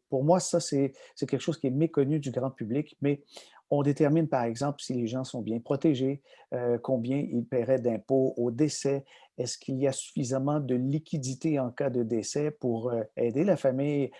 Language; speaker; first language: French; native; French